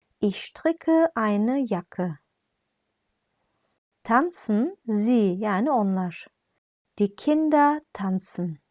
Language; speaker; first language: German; non-native, fluent; Turkish